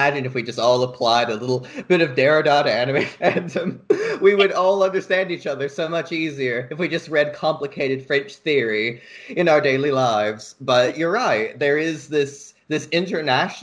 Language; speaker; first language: English; native; English